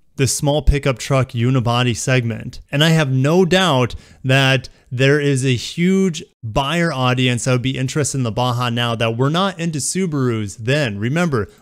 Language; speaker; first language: English; native; English